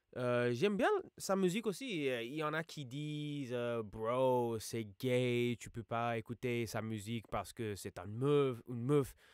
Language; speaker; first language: French; non-native, learner; English